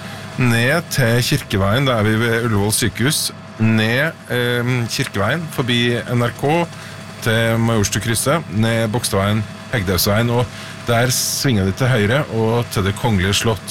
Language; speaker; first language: Norwegian; native; Norwegian